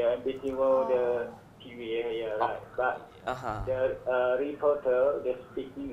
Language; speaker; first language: English; non-native, learner; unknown